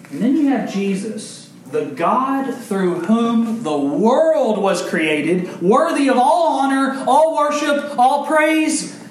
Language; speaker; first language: English; native; English